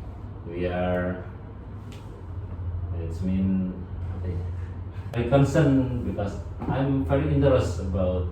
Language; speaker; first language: English; non-native, learner; Indonesian